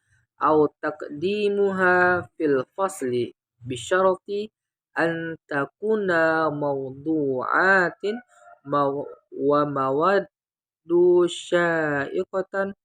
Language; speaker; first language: Arabic; non-native, learner; Indonesian